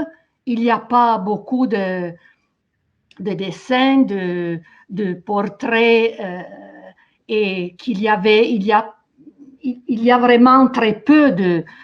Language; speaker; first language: French; non-native, fluent; Italian